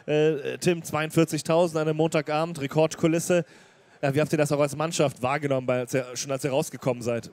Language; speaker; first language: German; native; German